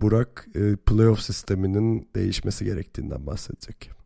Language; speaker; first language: Turkish; native; Turkish